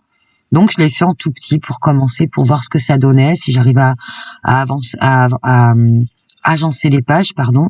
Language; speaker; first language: French; native; French